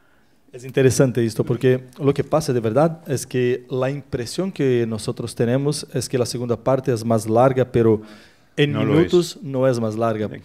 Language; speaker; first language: Spanish; non-native, fluent; Portuguese